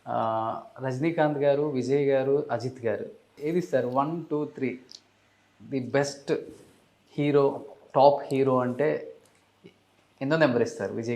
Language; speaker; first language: Telugu; native; Telugu